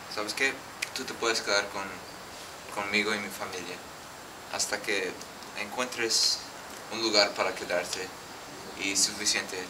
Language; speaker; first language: Spanish; non-native, learner; English